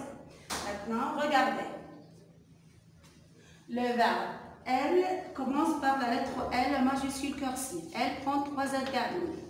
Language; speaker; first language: French; non-native, local second language; Arabic